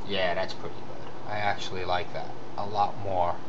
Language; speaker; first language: English; native; English